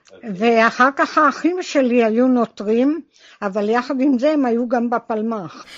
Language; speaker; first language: Hebrew; native; Hebrew